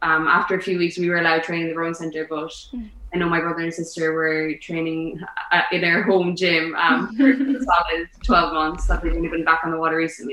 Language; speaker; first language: English; native; English